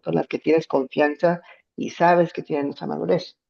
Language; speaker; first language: Spanish; native; Spanish